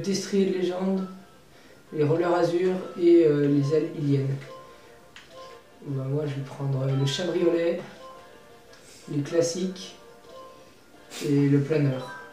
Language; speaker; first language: French; native; French